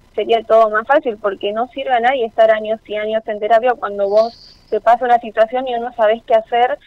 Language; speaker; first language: Spanish; native; Spanish